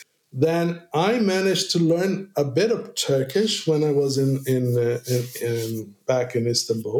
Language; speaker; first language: English; non-native, fluent; Portuguese